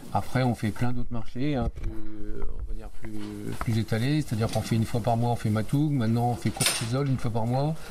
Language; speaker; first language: French; native; French